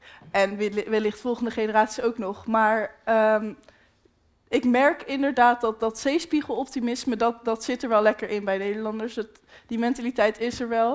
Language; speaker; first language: Dutch; native; Dutch